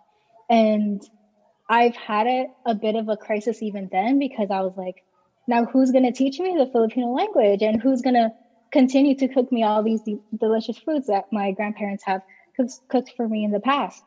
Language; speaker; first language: English; native; English